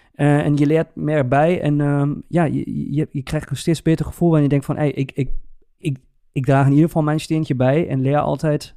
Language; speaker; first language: Dutch; native; Dutch